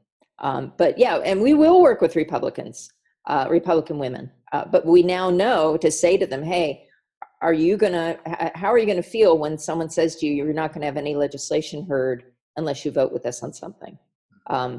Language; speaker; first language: English; native; English